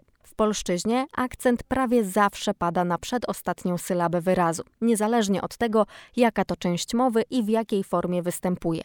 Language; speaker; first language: Polish; native; Polish